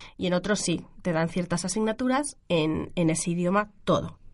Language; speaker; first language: Spanish; native; Spanish